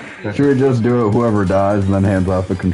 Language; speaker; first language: English; native; English